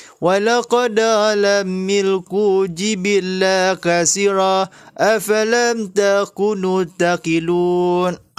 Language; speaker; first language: Arabic; non-native, fluent; Malay